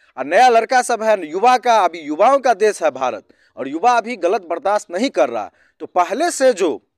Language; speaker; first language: Hindi; native; Hindi